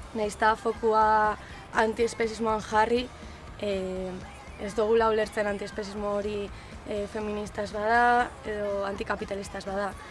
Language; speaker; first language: Basque; native; Basque